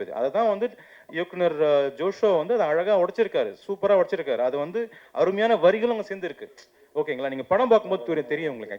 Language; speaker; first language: Tamil; native; Tamil